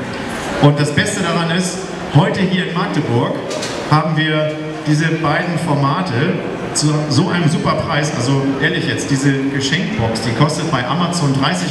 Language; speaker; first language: German; native; German